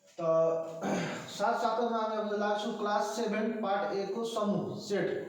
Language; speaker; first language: Nepali; non-native, local second language; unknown